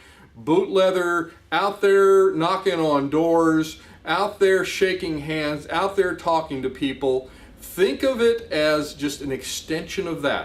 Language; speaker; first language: English; native; English